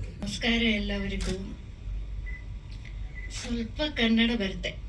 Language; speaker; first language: Kannada; non-native, learner; Malayalam